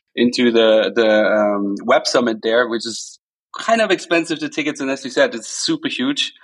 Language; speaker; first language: English; non-native, fluent; German